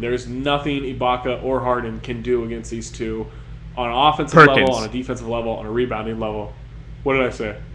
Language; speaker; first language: English; native; English